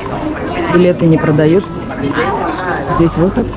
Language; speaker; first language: Russian; native; Russian